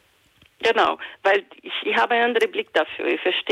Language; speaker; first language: German; non-native, fluent; Portuguese